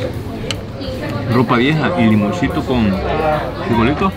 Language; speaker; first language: Spanish; native; Spanish